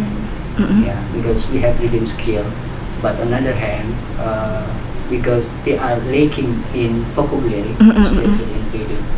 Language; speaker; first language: English; non-native, learner; Indonesian